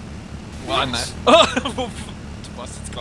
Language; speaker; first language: German; native; German